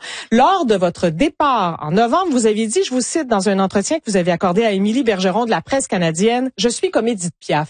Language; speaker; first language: French; native; French